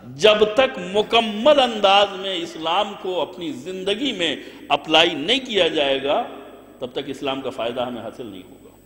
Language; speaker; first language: Urdu; native; Urdu